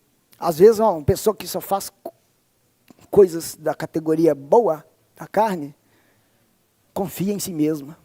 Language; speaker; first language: Portuguese; native; Portuguese